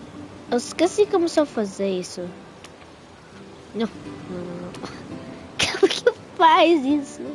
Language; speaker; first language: Portuguese; early bilingual, heritage; Portuguese